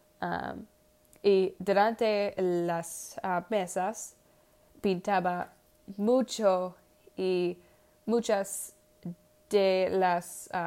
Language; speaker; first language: Spanish; non-native, learner; English